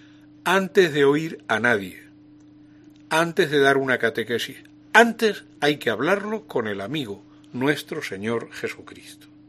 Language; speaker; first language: Spanish; native; Spanish